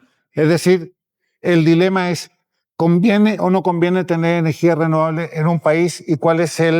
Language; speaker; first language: Spanish; native; Spanish